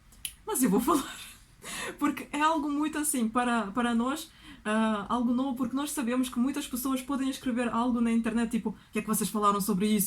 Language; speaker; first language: Portuguese; non-native, fluent; Russian